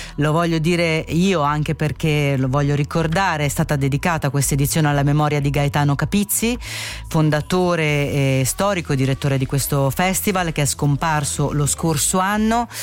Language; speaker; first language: Italian; native; Italian